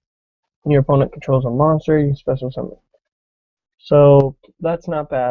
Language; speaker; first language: English; native; English